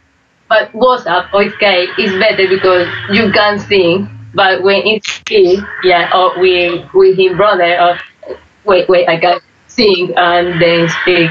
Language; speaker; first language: English; non-native, learner; Spanish